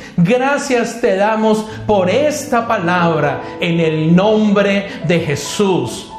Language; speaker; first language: Spanish; native; Spanish